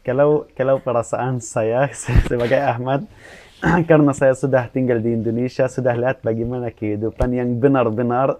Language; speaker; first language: Indonesian; non-native, fluent; Arabic